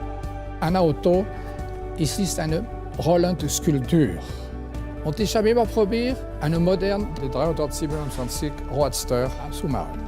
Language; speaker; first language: German; non-native, fluent; French